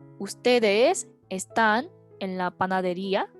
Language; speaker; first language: Spanish; non-native, fluent; Korean